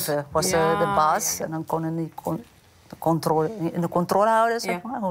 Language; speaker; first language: Dutch; non-native, fluent; Amharic